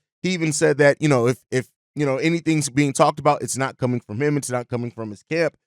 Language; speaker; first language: English; native; English